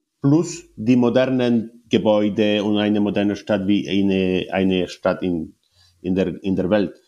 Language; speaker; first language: German; non-native, learner; Spanish